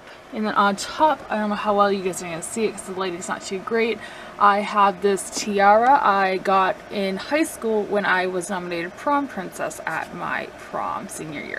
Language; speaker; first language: English; native; English